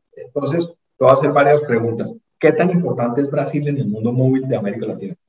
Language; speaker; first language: Spanish; native; Spanish